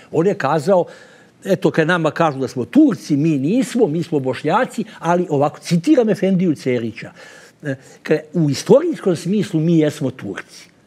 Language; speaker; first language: Serbian; native; Serbian